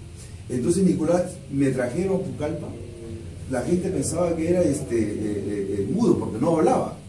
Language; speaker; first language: Spanish; non-native, local second language; Shipibo-Conibo